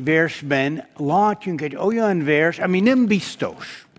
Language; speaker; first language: Hungarian; non-native, fluent; English